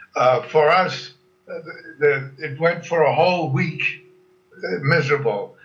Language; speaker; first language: English; non-native, fluent; German